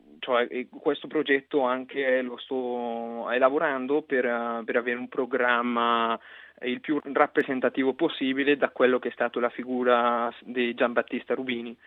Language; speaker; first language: Italian; non-native, fluent; Spanish